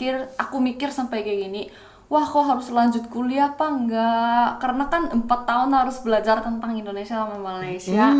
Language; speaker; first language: Indonesian; non-native, fluent; Korean